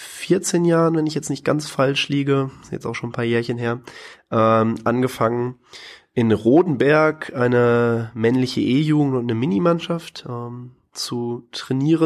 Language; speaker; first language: German; native; German